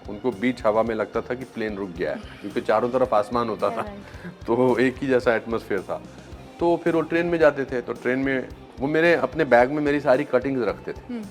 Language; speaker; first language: Hindi; native; Hindi